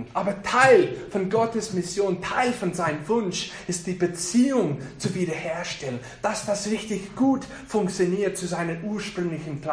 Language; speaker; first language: German; non-native, fluent; English